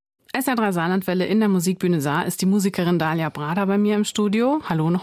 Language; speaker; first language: German; native; German